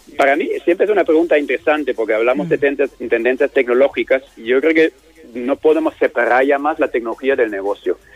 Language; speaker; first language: Spanish; non-native, fluent; German